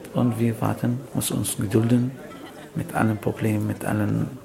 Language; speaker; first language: German; non-native, fluent; Arabic